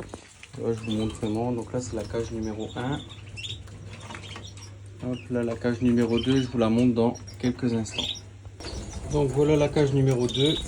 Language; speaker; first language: French; native; French